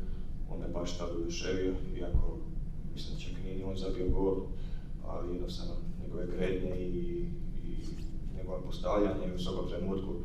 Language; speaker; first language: Croatian; native; Croatian